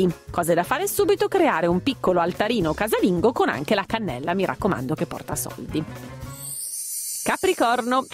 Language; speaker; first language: Italian; native; Italian